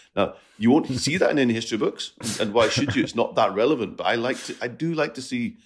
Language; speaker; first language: English; native; English